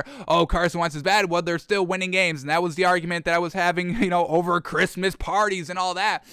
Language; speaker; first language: English; native; English